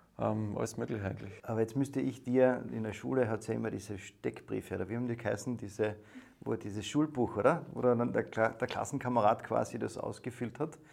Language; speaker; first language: German; native; German